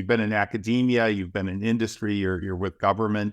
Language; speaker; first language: English; native; English